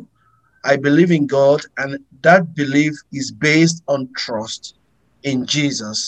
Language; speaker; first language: English; non-native, local second language; Yoruba